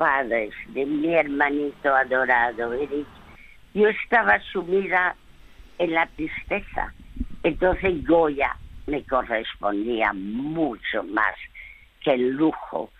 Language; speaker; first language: Spanish; early bilingual, other home language; French